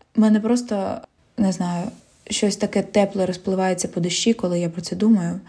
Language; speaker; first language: Ukrainian; non-native, local second language; Russian